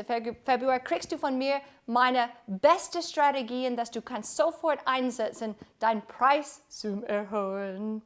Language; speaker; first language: German; non-native, fluent; English